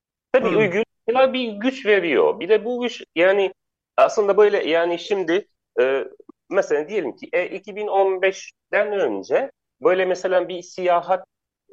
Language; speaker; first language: Turkish; non-native, learner; Arabic